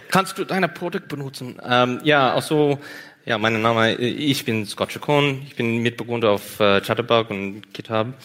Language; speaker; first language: German; non-native, learner; English